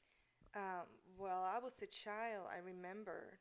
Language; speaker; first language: English; non-native, fluent; Spanish